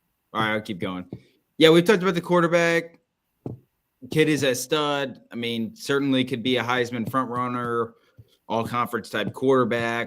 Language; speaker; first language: English; native; English